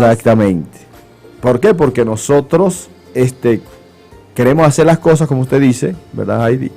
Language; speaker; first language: Spanish; native; Spanish